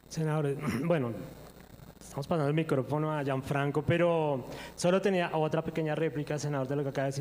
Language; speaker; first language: Spanish; native; Spanish